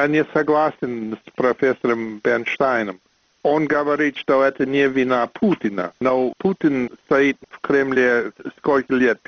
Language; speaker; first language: Russian; non-native, fluent; English